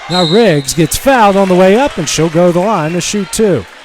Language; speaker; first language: English; native; English